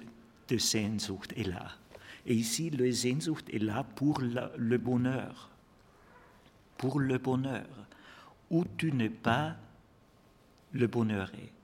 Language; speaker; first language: French; non-native, fluent; German